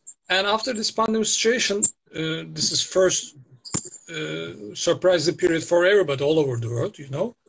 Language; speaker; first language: English; non-native, learner; Turkish